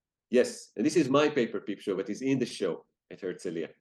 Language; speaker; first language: English; non-native, fluent; Hebrew